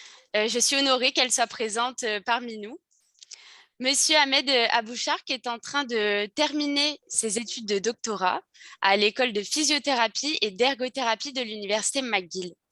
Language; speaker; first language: French; native; French